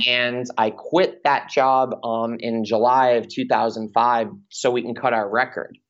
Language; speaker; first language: English; native; English